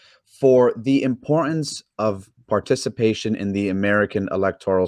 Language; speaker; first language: English; native; English